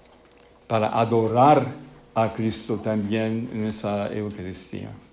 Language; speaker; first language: Spanish; non-native, fluent; English